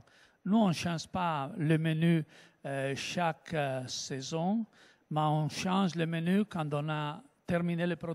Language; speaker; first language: French; non-native, learner; Italian